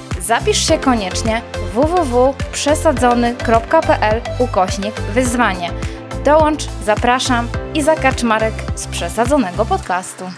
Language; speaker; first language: Polish; native; Polish